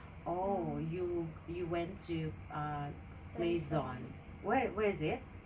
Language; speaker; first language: English; non-native, learner; Indonesian